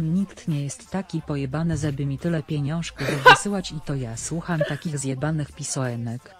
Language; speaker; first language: Polish; native; Polish